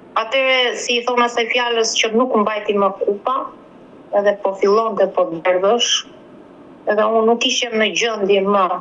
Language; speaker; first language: Albanian; native; Albanian